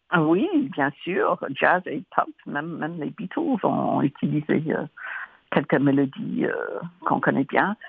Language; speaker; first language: French; non-native, fluent; English